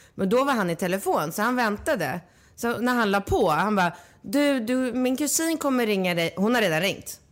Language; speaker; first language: Swedish; native; Swedish